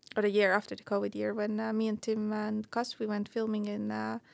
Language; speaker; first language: English; non-native, fluent; Estonian